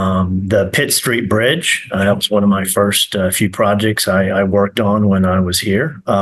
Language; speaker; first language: English; native; English